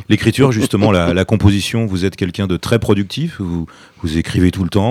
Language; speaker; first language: French; native; French